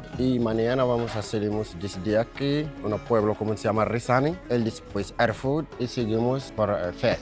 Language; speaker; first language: Spanish; non-native, learner; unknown